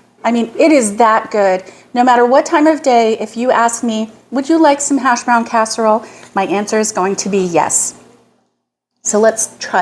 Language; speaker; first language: English; native; English